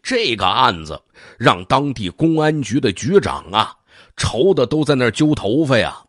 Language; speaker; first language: Chinese; native; Chinese